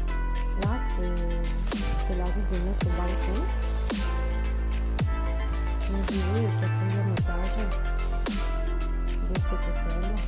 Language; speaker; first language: French; non-native, learner; Russian